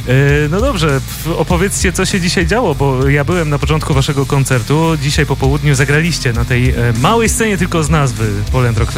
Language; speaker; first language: Polish; native; Polish